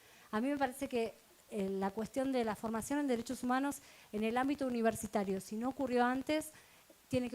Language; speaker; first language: Spanish; native; Spanish